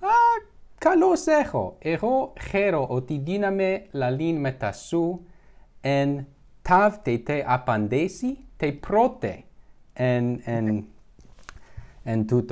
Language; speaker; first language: Greek; non-native, learner; English